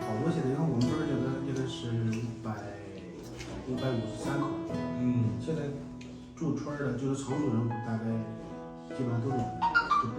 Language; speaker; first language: Chinese; native; Chinese